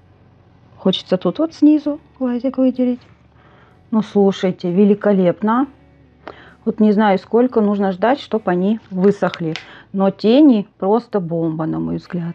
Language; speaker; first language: Russian; native; Russian